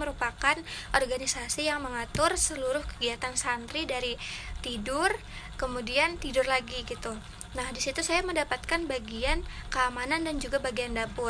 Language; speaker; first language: Indonesian; native; Indonesian